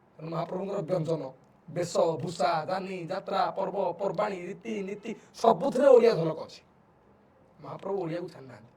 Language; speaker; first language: Odia; native; Odia